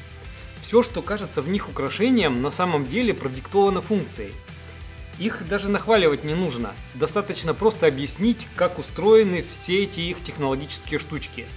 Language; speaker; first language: Russian; native; Russian